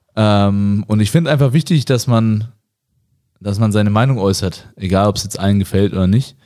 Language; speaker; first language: German; native; German